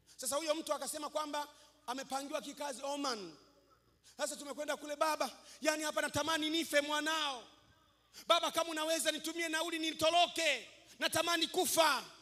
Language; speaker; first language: Swahili; native; Swahili